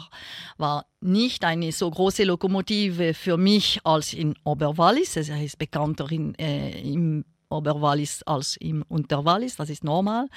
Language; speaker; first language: German; non-native, local second language; French